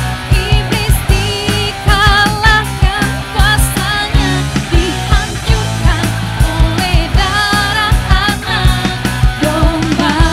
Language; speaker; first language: Indonesian; native; Indonesian